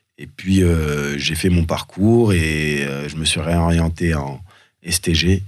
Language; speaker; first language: French; early bilingual, other home language; Soninke